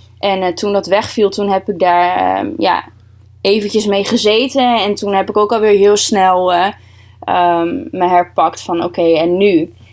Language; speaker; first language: Dutch; early bilingual, other home language; Russian